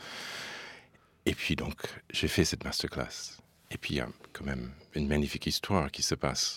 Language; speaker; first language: French; non-native, fluent; English